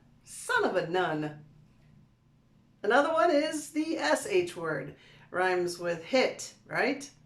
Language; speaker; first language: English; native; English